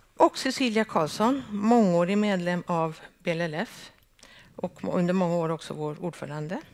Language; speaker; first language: Swedish; native; Swedish